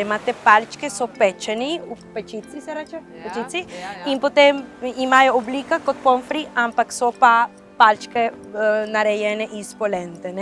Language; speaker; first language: Slovenian; non-native, fluent; Spanish